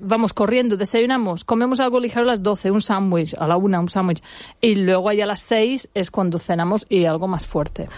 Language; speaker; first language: Spanish; non-native, fluent; English